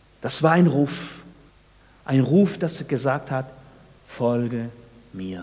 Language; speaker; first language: German; non-native, fluent; Spanish